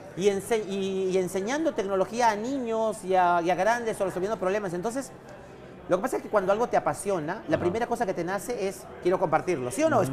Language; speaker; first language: Spanish; native; Spanish